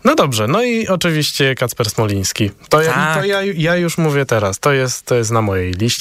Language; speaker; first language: Polish; native; Polish